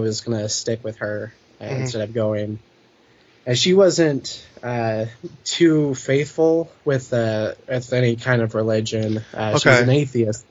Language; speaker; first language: English; native; English